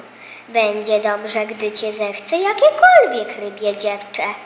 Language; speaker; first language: Polish; native; Polish